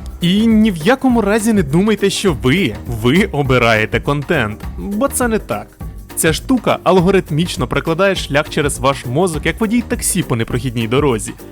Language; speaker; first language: Ukrainian; native; Ukrainian